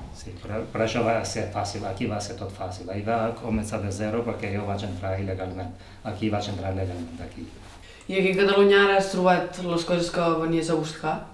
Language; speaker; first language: Catalan; non-native, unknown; Albanian